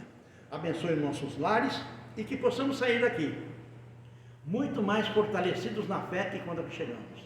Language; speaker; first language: Portuguese; native; Portuguese